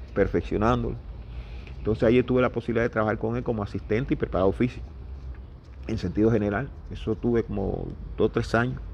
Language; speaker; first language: Spanish; native; Spanish